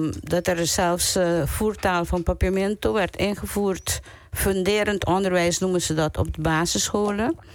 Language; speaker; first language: Dutch; non-native, local second language; Papiamento